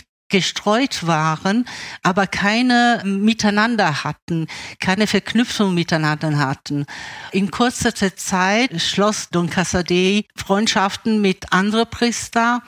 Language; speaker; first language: German; early bilingual, other home language; Italian